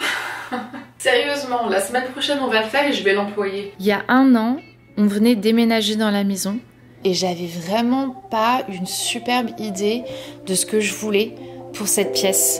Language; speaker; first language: French; native; French